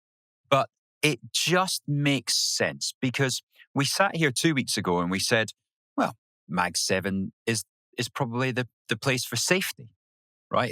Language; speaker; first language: English; native; English